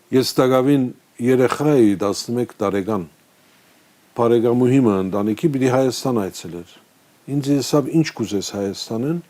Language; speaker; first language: Armenian; early bilingual, heritage; Armenian